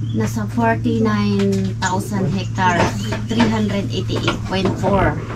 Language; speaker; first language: Filipino; non-native, local second language; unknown